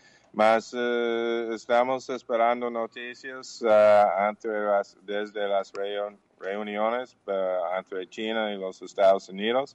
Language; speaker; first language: Portuguese; non-native, learner; English